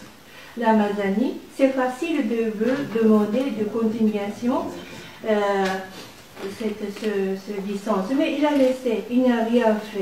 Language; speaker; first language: French; non-native, learner; Japanese